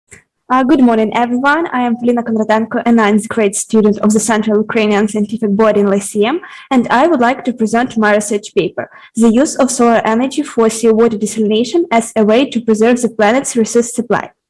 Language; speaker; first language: English; non-native, learner; Ukrainian